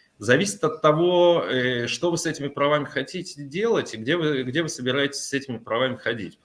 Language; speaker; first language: Russian; native; Russian